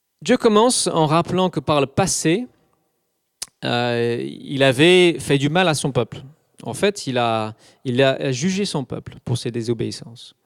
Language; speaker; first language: French; non-native, fluent; English